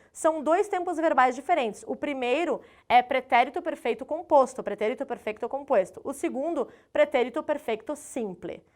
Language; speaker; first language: Portuguese; native; Portuguese